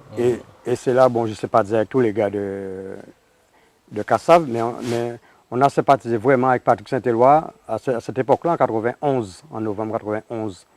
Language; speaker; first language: French; native; French